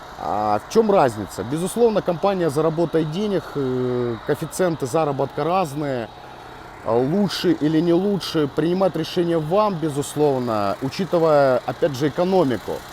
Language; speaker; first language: Russian; native; Russian